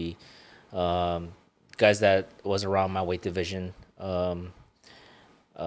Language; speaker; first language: English; early bilingual, other home language; Iloko